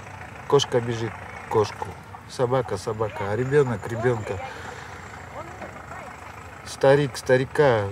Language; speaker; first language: Russian; native; Russian